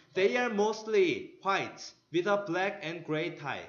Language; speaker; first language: English; non-native, fluent; Korean